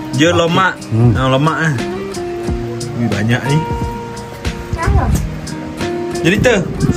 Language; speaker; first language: Malay; native; Malay